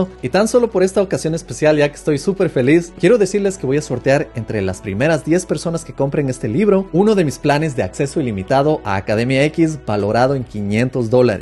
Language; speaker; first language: Spanish; native; Spanish